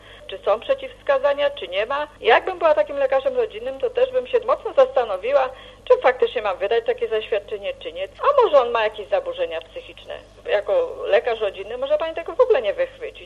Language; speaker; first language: Polish; native; Polish